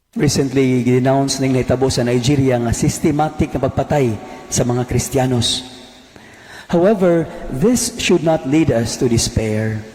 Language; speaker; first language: Cebuano; native; Cebuano